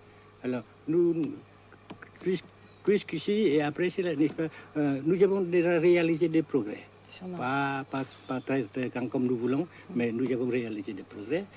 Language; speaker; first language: French; non-native, local second language; Vietnamese